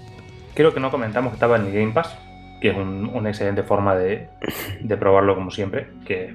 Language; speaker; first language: Spanish; native; Spanish